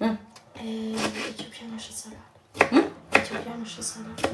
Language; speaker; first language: German; early bilingual, other home language; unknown